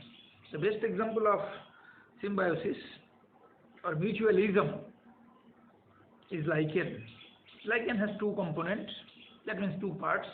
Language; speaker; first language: English; non-native, local second language; Bangla